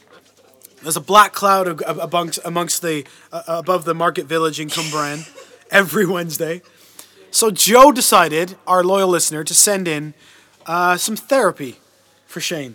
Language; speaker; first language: English; native; English